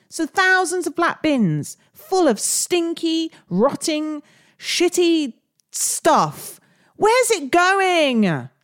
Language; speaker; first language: English; native; English